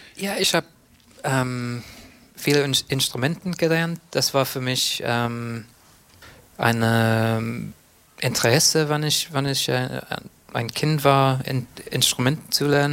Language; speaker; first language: German; non-native, fluent; English